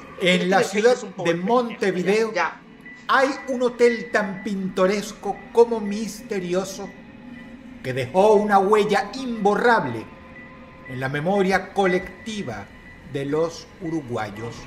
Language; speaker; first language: Spanish; native; Spanish